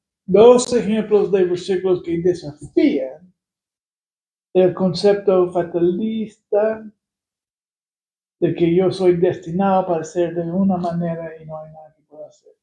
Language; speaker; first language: Spanish; non-native, fluent; English